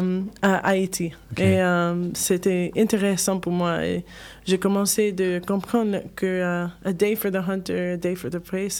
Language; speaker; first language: French; non-native, learner; English